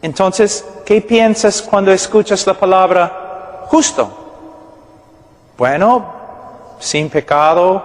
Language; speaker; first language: Spanish; non-native, fluent; English